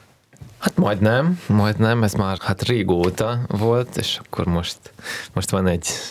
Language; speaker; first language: Hungarian; non-native, learner; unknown